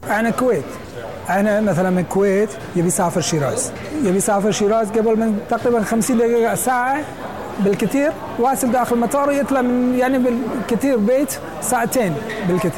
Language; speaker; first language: Arabic; non-native, learner; Persian